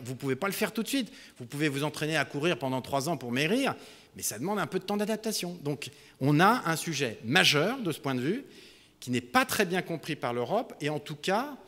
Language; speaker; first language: French; native; French